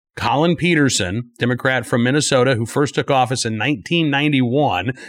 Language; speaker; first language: English; native; English